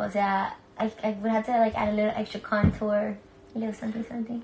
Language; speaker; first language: English; early bilingual, other home language; Spanish